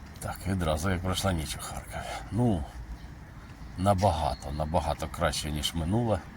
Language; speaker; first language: Ukrainian; non-native, local second language; Russian